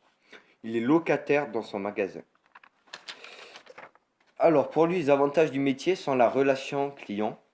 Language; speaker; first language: French; native; French